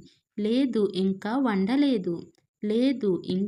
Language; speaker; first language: Telugu; non-native, fluent; Odia